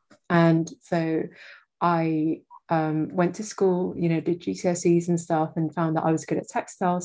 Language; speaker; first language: English; native; English